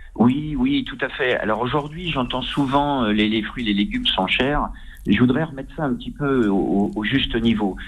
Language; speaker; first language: French; native; French